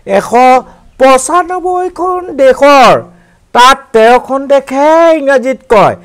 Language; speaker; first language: Assamese; non-native, local second language; Mising